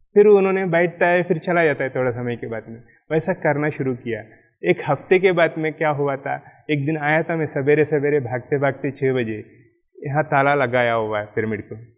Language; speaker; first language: Hindi; non-native, local second language; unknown